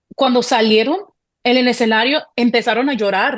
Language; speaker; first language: Spanish; early bilingual, heritage; Spanish